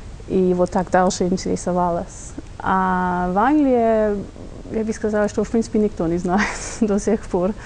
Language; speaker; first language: Russian; non-native, fluent; English